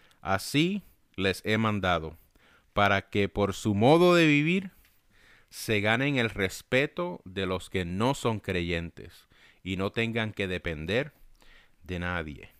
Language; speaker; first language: Spanish; early bilingual, heritage; Spanish